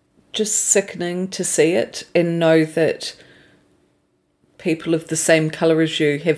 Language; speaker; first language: English; native; English